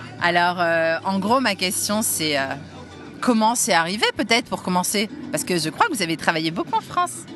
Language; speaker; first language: French; native; French